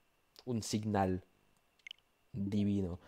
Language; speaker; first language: Spanish; non-native, learner; French